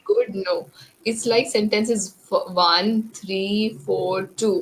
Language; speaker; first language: English; non-native, local second language; Hindi